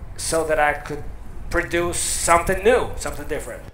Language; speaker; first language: English; native; English